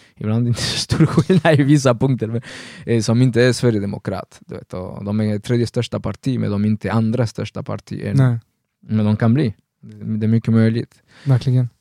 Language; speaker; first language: Swedish; non-native, fluent; Spanish